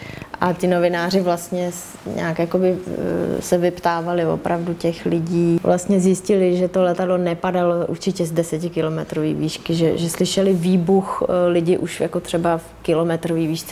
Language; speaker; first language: Czech; native; Czech